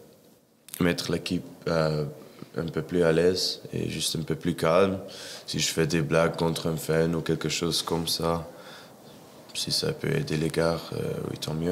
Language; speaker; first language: French; non-native, fluent; English